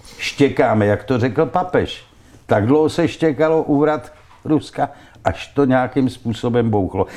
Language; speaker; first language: Czech; native; Czech